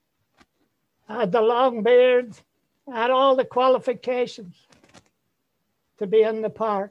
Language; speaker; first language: English; native; English